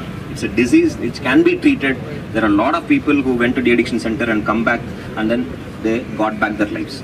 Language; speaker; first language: English; non-native, local second language; Telugu